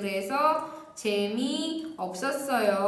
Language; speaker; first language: Korean; non-native, fluent; Indonesian